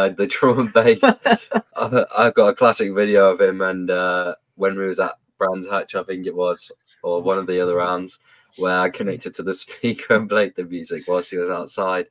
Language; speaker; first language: English; native; English